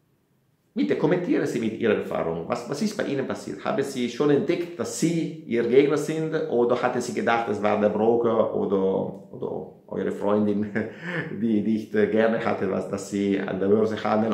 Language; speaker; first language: German; non-native, fluent; Italian